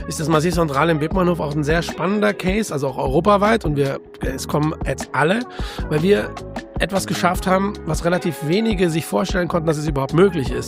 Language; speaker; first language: German; native; German